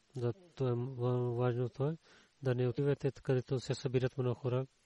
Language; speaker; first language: Bulgarian; non-native, learner; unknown